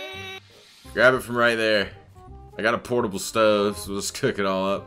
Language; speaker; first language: English; native; English